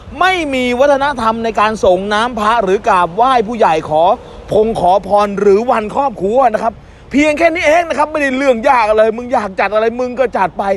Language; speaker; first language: Thai; native; Thai